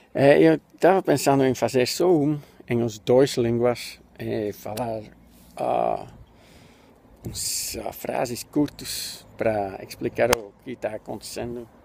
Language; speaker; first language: Portuguese; non-native, learner; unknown